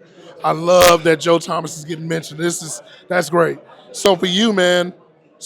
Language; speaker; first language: English; native; English